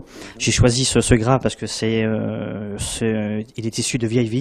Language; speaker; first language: French; native; French